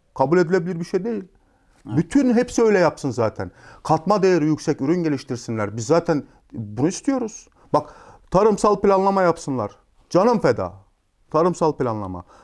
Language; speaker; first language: Turkish; native; Turkish